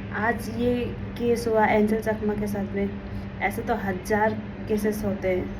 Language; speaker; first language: Hindi; non-native, local second language; Nepali